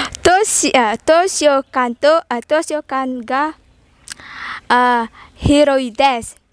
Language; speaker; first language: Japanese; non-native, learner; Indonesian